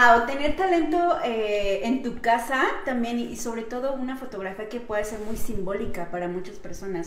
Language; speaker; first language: Spanish; native; Spanish